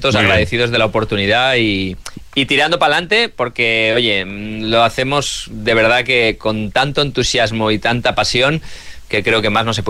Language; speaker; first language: Spanish; native; Spanish